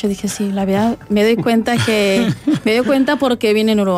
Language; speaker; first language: Spanish; non-native, fluent; Rundi